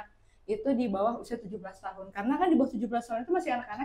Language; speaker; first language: Indonesian; native; Indonesian